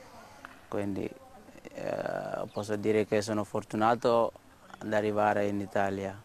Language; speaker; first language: Italian; non-native, learner; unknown